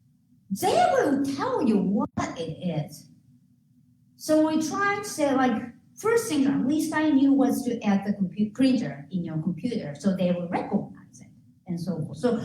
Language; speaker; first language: English; non-native, fluent; Japanese